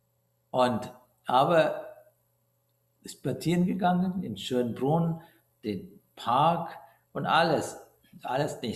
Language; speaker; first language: German; non-native, learner; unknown